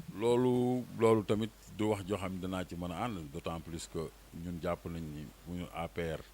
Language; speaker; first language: Wolof; native; Wolof